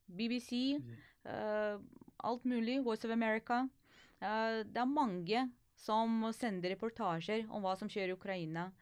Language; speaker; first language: Norwegian; non-native, fluent; Ukrainian